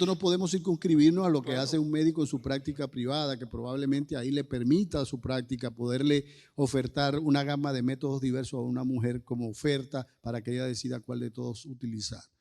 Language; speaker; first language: Spanish; native; Spanish